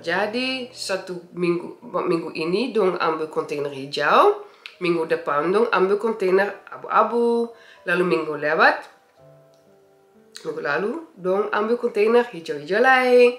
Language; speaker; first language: Indonesian; early bilingual, heritage; Indonesian